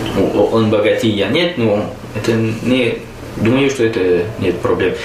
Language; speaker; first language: Russian; non-native, learner; French